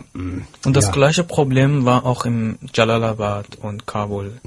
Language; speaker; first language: German; non-native, fluent; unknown